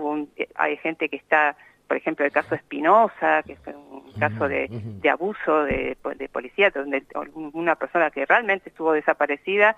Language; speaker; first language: Spanish; native; Spanish